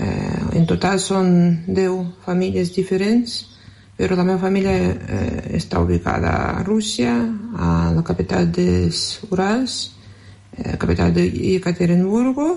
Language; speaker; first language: Catalan; non-native, fluent; Russian